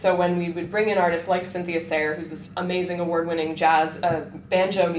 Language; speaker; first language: English; native; English